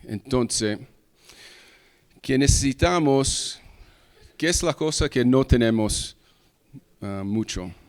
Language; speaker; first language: Spanish; early bilingual, heritage; English